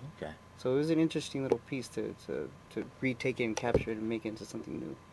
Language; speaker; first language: English; native; English